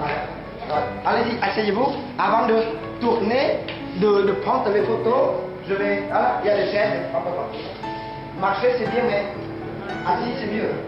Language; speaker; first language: French; non-native, learner; Vietnamese